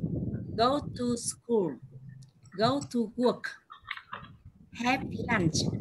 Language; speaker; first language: English; non-native, learner; Vietnamese